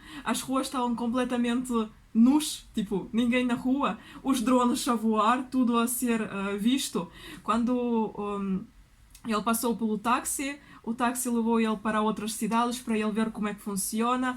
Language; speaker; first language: Portuguese; non-native, fluent; Russian